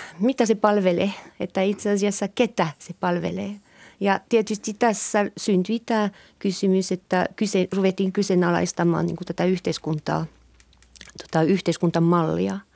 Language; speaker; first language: Finnish; non-native, fluent; French